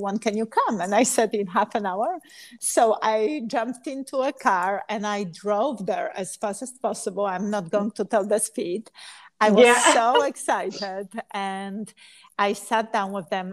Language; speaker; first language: English; non-native, fluent; Polish